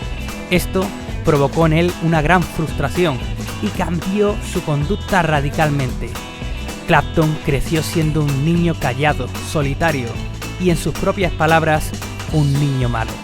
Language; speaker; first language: Spanish; native; Spanish